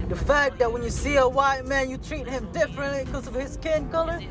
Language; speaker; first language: English; non-native, local second language; Cebuano